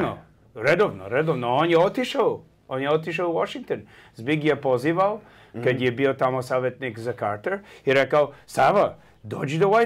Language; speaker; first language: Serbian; early bilingual, heritage; English